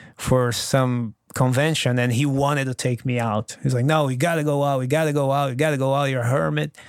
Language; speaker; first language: English; non-native, fluent; Portuguese